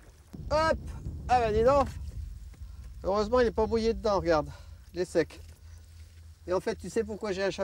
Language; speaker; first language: French; native; French